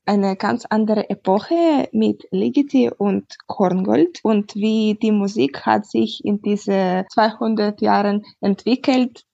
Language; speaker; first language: German; non-native, fluent; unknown